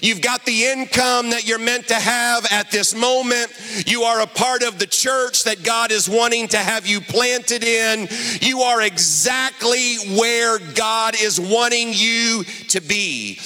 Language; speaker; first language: English; native; English